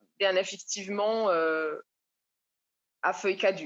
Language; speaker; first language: French; non-native, local second language; Comorian